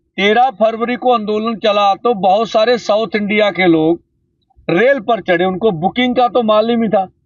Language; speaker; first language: Hindi; non-native, local second language; Punjabi